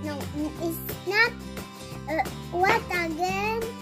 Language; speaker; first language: English; non-native, learner; French